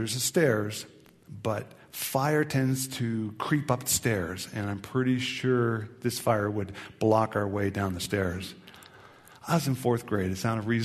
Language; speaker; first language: English; native; English